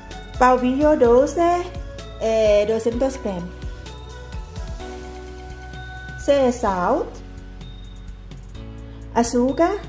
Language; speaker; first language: Portuguese; non-native, learner; Thai